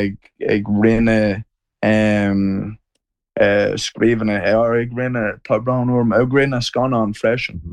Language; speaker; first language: Irish; non-native, learner; English